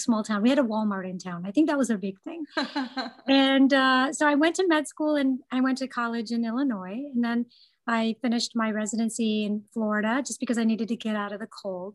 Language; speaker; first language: English; non-native, local second language; Gujarati